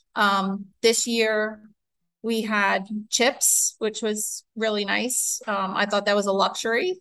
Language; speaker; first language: English; native; English